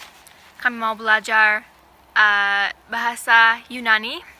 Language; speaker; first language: Indonesian; non-native, fluent; English